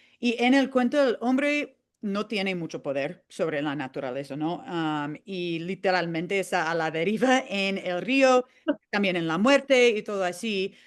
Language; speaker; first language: Spanish; non-native, fluent; English